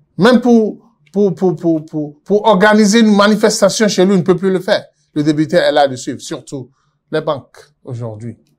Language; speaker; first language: French; non-native, local second language; Yoruba